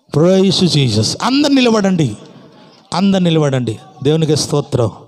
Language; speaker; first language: Telugu; non-native, local second language; Odia